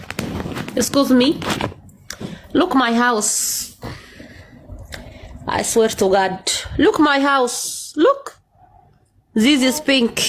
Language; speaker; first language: English; non-native, learner; Amharic